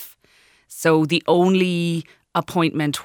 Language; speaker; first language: English; native; English